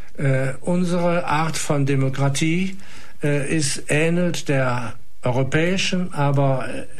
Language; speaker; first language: German; non-native, fluent; Arabic